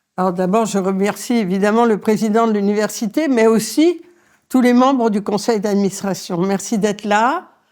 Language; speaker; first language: French; early bilingual, other home language; Spanish